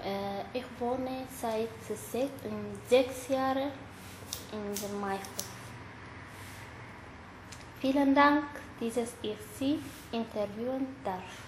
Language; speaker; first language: German; non-native, learner; Tigrinya